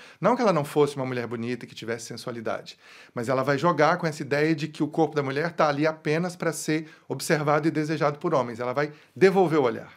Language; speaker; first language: Portuguese; native; Portuguese